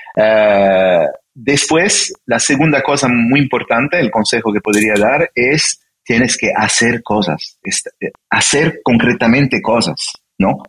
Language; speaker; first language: Spanish; non-native, fluent; French